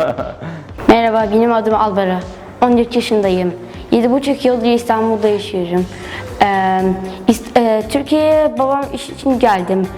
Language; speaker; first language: Turkish; non-native, learner; Arabic